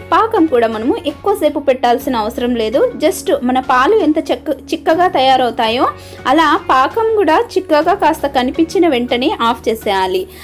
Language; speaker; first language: Telugu; non-native, local second language; Urdu